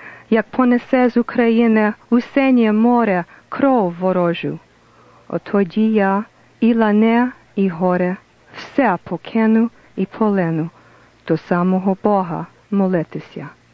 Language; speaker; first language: Ukrainian; non-native, learner; English